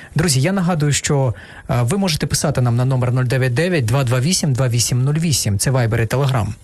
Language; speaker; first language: Ukrainian; non-native, local second language; Russian